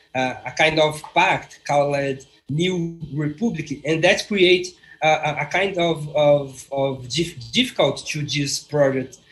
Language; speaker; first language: English; non-native, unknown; Portuguese